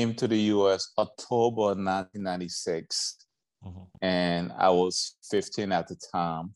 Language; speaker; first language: English; native; English